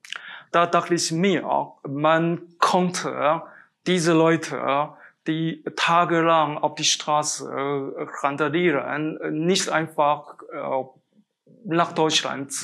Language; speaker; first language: German; non-native, fluent; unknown